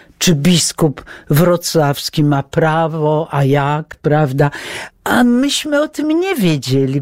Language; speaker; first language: Polish; early bilingual, heritage; Polish